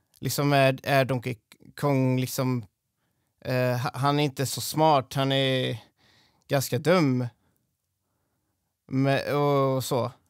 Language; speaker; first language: Swedish; native; Swedish